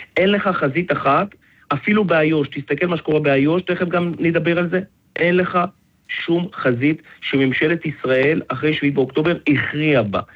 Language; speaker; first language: Hebrew; non-native, fluent; Russian